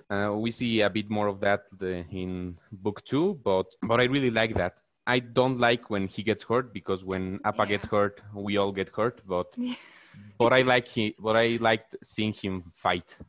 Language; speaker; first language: English; non-native, fluent; Spanish